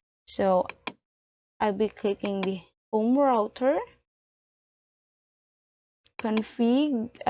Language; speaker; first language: English; non-native, learner; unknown